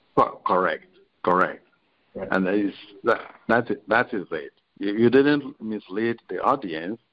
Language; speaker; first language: English; non-native, local second language; Igbo